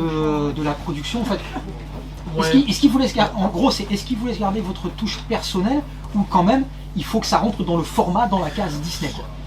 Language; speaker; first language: French; native; French